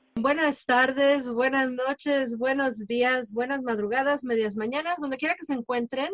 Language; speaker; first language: Spanish; native; Spanish